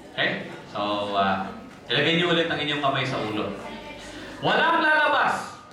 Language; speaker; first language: Filipino; native; Filipino